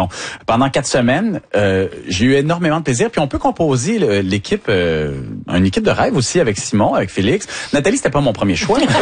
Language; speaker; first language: French; native; French